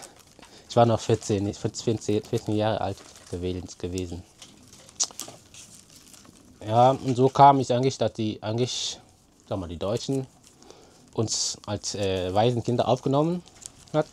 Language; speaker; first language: German; non-native, fluent; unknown